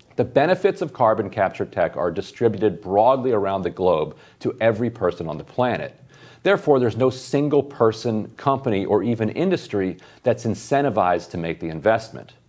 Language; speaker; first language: English; native; English